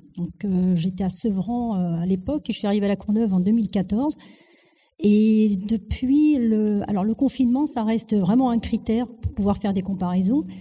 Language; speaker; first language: French; early bilingual, other home language; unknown